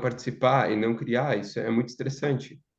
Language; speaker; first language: Portuguese; native; Portuguese